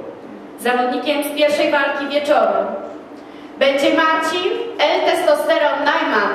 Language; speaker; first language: Polish; native; Polish